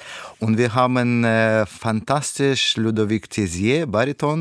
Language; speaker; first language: German; non-native, learner; Russian